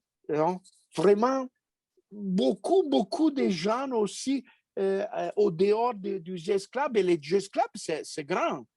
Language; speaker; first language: French; non-native, fluent; Italian